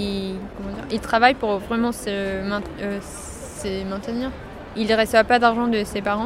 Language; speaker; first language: French; non-native, fluent; Spanish